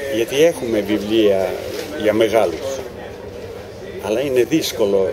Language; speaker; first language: Greek; non-native, learner; Ukrainian